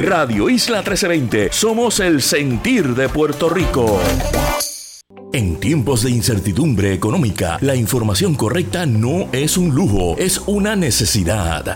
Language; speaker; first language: Spanish; native; Spanish